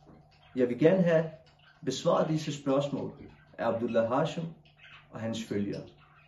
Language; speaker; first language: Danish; non-native, local second language; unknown